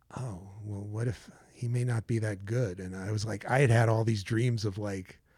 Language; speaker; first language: English; native; English